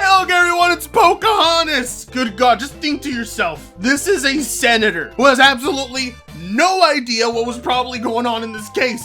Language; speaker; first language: English; native; English